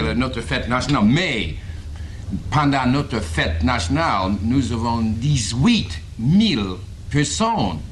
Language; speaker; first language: French; non-native, learner; English